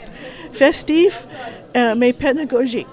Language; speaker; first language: French; non-native, fluent; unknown